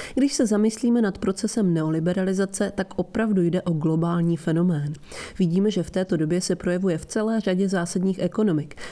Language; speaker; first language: Czech; non-native, fluent; Italian